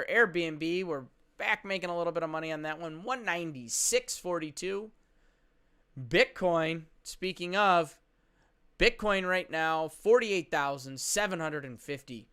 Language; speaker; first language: English; native; English